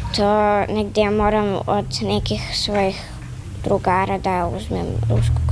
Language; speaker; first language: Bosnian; early bilingual, other home language; Russian